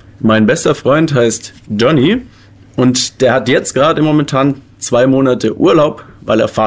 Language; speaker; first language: German; native; German